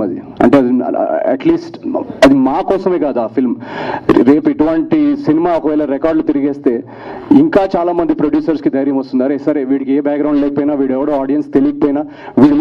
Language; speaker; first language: Telugu; native; Telugu